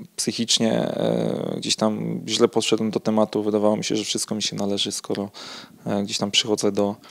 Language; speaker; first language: Polish; native; Polish